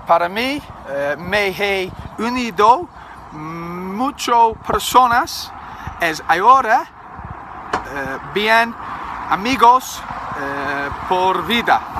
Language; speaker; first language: Spanish; non-native, learner; English